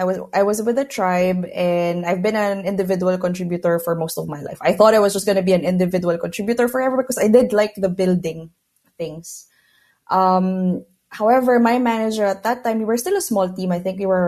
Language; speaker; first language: English; non-native, local second language; Filipino